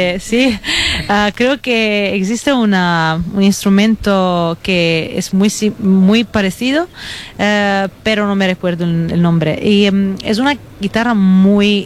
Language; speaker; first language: Spanish; non-native, fluent; Italian